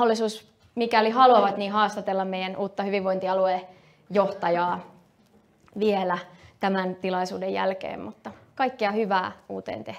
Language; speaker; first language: Finnish; native; Finnish